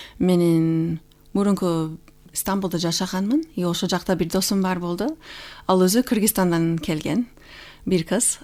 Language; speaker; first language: Kyrgyz; non-native, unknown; English